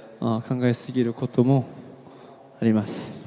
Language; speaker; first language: Japanese; non-native, learner; Korean